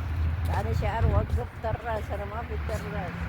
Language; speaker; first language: Arabic; non-native, learner; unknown